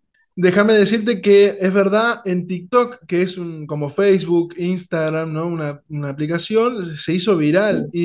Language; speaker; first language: Spanish; native; Spanish